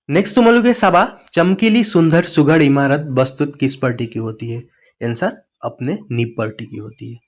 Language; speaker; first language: Hindi; non-native, local second language; Assamese